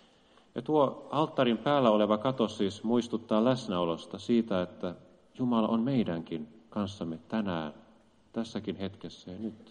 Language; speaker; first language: Finnish; native; Finnish